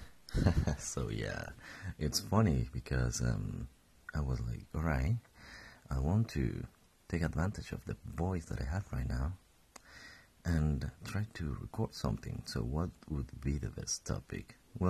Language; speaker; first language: English; non-native, fluent; Spanish